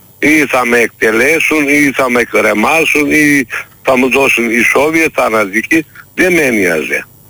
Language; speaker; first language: Greek; non-native, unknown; Turkish